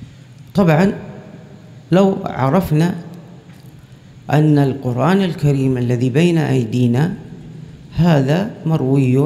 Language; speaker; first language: Arabic; native; Arabic